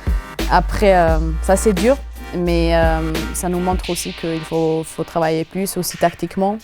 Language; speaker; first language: French; non-native, local second language; German